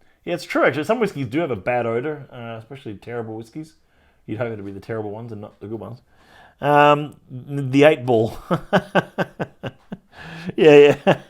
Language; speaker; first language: English; native; English